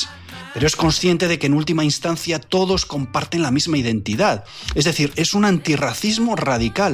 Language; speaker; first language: Spanish; native; Spanish